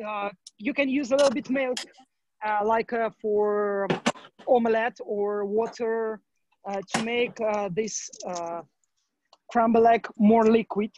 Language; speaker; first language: English; non-native, learner; Ukrainian